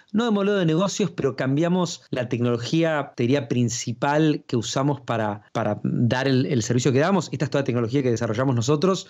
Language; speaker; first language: Spanish; native; Spanish